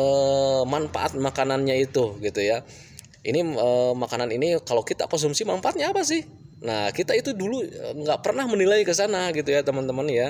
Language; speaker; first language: Indonesian; native; Indonesian